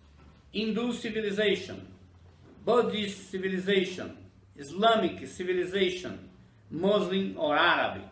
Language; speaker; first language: English; non-native, fluent; Portuguese